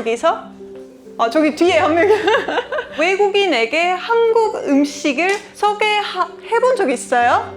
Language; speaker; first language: Korean; non-native, fluent; Estonian